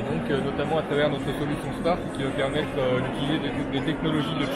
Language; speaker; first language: French; native; French